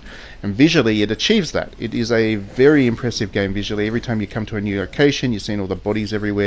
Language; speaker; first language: English; native; English